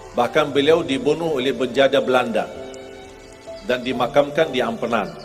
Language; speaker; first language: Indonesian; non-native, fluent; Arabic